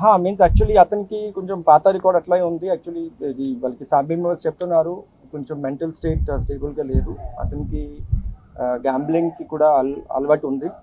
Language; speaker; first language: Telugu; non-native, fluent; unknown